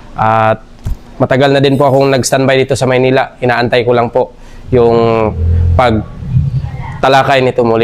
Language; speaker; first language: Filipino; native; Filipino